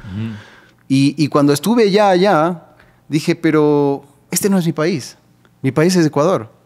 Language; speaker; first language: Spanish; native; Spanish